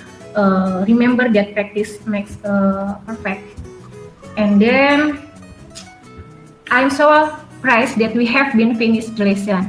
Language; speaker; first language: English; non-native, learner; Indonesian